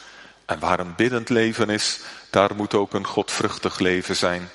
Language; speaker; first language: Dutch; native; Dutch